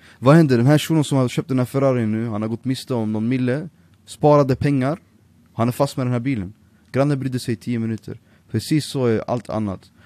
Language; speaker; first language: Swedish; early bilingual, other home language; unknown